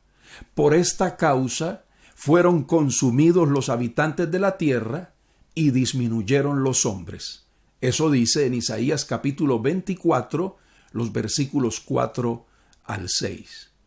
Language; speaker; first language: Spanish; native; Spanish